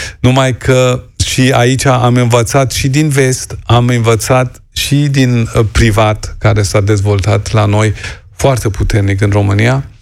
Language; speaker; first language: Romanian; non-native, fluent; Persian